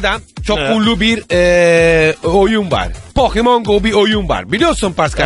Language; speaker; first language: Turkish; non-native, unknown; Italian